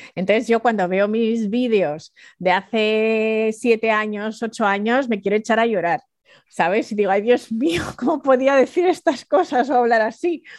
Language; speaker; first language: Spanish; early bilingual, other home language; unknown